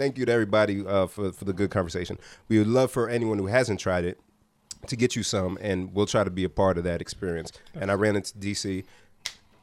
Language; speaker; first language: English; native; English